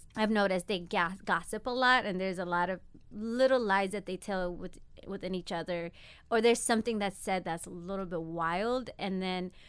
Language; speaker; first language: English; non-native, fluent; Amharic